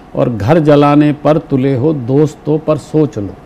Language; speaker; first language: Hindi; native; Hindi